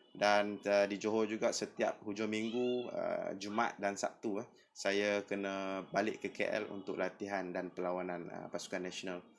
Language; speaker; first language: Malay; native; Malay